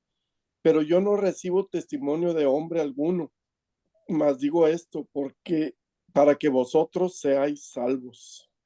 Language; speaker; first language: Spanish; native; Spanish